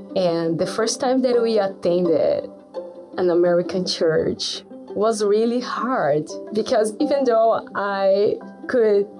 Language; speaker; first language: English; non-native, fluent; Portuguese